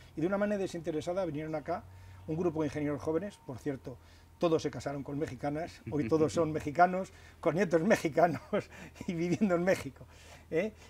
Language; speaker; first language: Spanish; native; Spanish